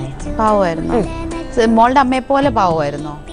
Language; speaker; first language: Malayalam; native; Malayalam